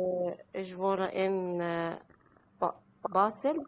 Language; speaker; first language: German; non-native, learner; Arabic